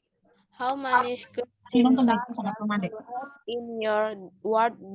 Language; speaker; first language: English; non-native, learner; Indonesian